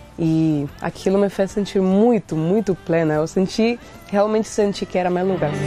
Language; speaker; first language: Portuguese; non-native, fluent; Spanish